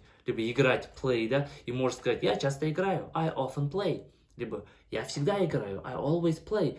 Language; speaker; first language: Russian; non-native, local second language; Kazakh